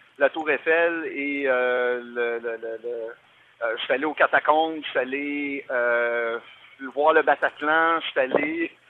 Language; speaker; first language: French; native; French